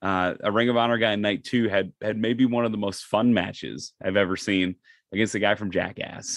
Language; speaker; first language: English; native; English